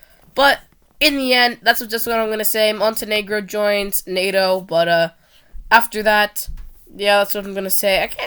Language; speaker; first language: English; non-native, fluent; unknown